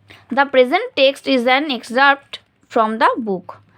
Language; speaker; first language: English; non-native, local second language; Bangla